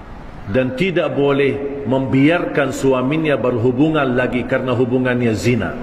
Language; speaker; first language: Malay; non-native, fluent; Arabic